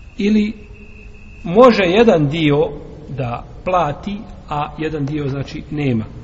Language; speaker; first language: Bosnian; native; Bosnian